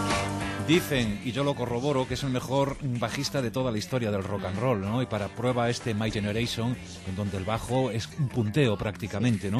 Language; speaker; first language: Spanish; native; Spanish